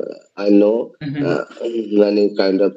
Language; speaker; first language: English; non-native, learner; Bangla